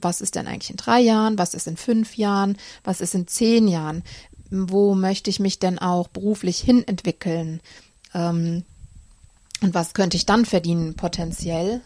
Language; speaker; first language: German; native; German